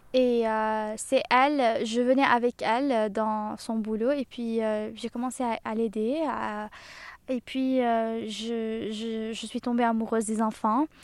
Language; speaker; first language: French; non-native, local second language; Arabic